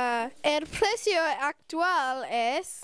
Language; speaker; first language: Spanish; non-native, learner; English